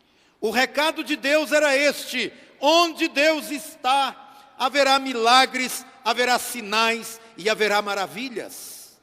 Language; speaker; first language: Portuguese; native; Portuguese